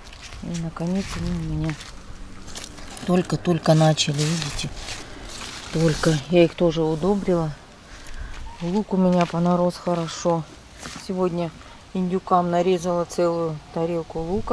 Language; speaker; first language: Russian; native; Russian